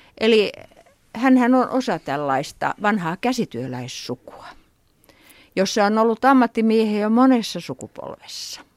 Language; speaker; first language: Finnish; native; Finnish